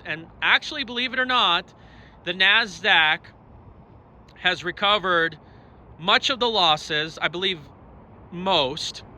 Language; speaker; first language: English; native; English